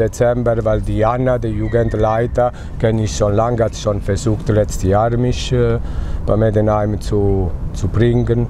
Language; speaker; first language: German; non-native, fluent; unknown